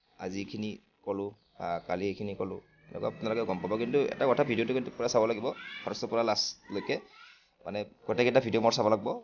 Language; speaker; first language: Assamese; non-native, local second language; Bodo